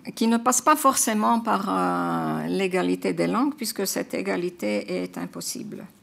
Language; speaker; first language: French; non-native, fluent; Croatian